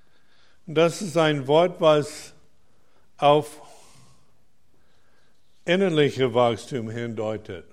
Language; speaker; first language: German; non-native, fluent; English